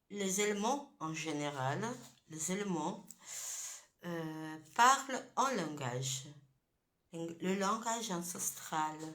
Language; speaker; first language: French; non-native, fluent; Italian